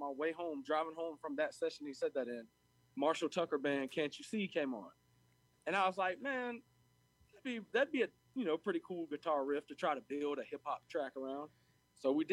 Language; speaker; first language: English; native; English